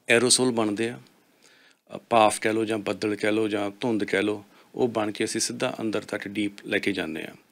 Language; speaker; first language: Punjabi; native; Punjabi